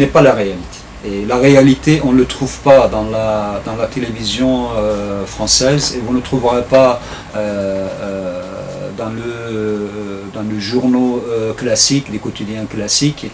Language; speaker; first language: French; non-native, fluent; Turkish